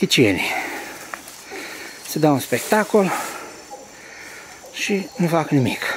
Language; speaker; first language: Romanian; native; Romanian